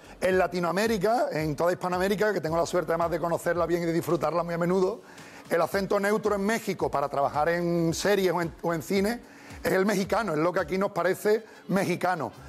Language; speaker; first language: Spanish; native; Spanish